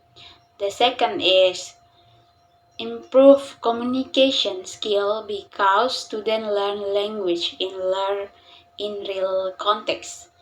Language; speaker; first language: English; non-native, learner; Indonesian